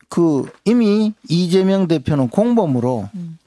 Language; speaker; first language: Korean; native; Korean